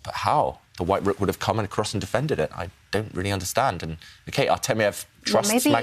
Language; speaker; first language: English; non-native, learner; Russian